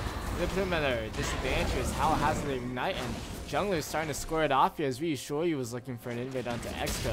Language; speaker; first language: English; native; English